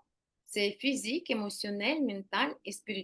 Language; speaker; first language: French; non-native, learner; Ukrainian